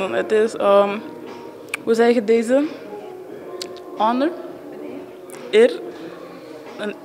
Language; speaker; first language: Dutch; non-native, learner; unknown